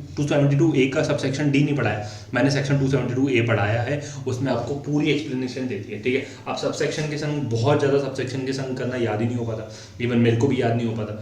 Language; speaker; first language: Hindi; native; Hindi